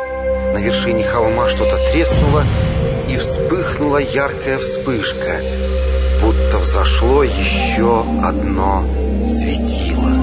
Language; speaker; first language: Russian; native; Russian